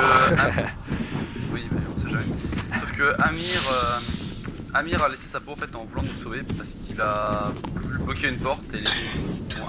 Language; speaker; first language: French; native; French